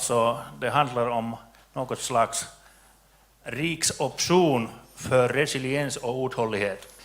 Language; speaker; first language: Swedish; non-native, local second language; Finnish